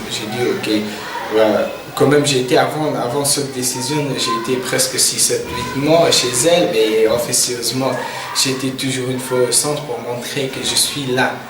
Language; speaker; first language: French; non-native, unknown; Persian